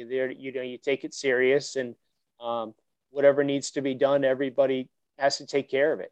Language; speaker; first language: English; native; English